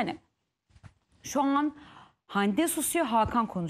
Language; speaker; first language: Turkish; native; Turkish